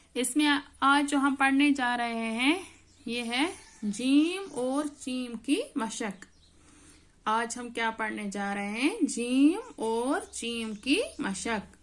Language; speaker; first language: Hindi; non-native, local second language; Kashmiri